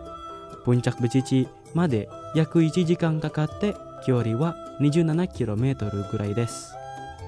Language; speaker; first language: Japanese; non-native, fluent; Indonesian